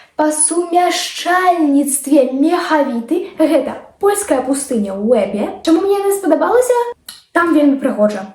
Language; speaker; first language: Belarusian; non-native, local second language; Russian